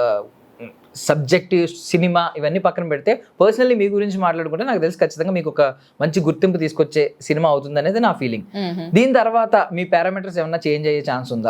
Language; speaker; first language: Telugu; native; Telugu